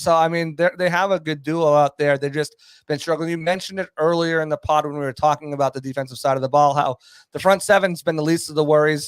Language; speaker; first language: English; native; English